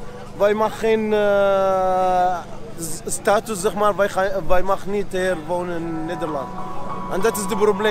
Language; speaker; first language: Dutch; non-native, learner; Arabic